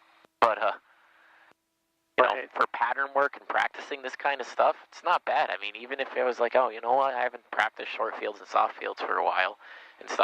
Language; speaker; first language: English; native; English